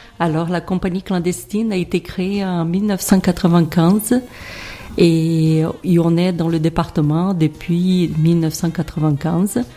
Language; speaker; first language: French; non-native, fluent; Portuguese